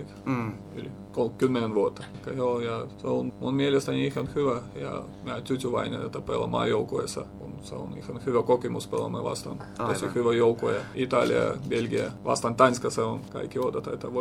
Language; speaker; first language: Finnish; non-native, learner; Russian